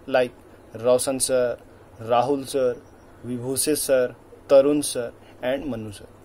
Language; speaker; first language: English; non-native, local second language; Hindi